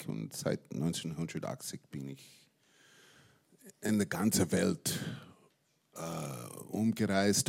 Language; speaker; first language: German; non-native, fluent; English